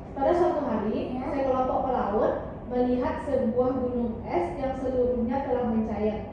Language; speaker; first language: Indonesian; native; Indonesian